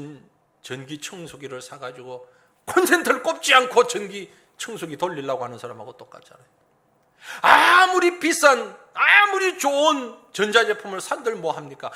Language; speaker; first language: Korean; native; Korean